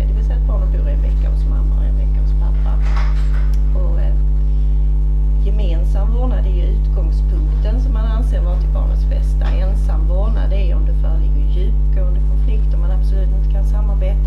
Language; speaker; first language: Swedish; native; Swedish